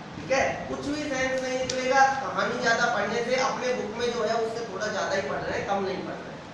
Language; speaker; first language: Hindi; native; Hindi